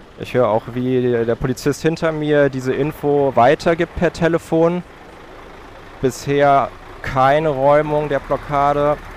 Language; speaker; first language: German; native; German